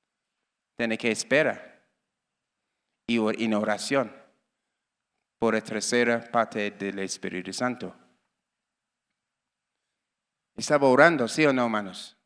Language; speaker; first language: Spanish; non-native, learner; English